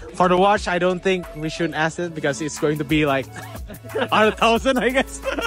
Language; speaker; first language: English; non-native, fluent; Indonesian